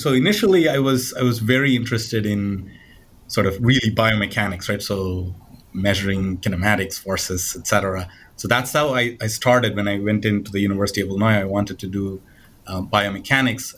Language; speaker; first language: English; non-native, local second language; Tamil